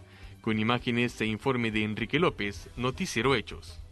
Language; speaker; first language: Spanish; native; Spanish